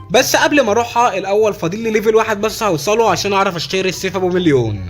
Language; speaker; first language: Arabic; native; Arabic